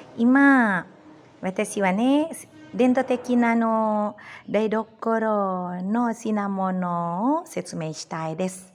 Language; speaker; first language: Japanese; non-native, learner; Indonesian